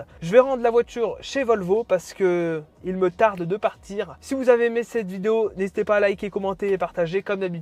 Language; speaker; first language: French; native; French